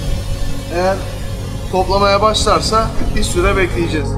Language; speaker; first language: Turkish; native; Turkish